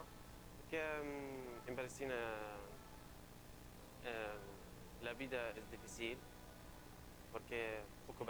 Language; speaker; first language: Spanish; non-native, learner; Arabic